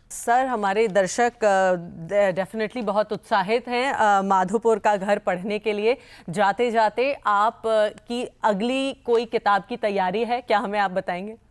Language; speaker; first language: Hindi; native; Hindi